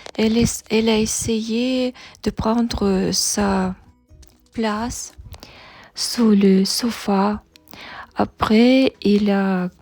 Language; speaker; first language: French; non-native, learner; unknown